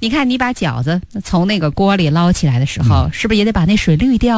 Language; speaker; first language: Chinese; native; Chinese